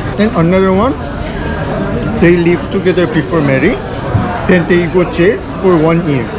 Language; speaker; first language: English; non-native, learner; Korean